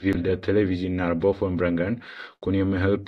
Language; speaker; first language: Dutch; non-native, learner; Tigrinya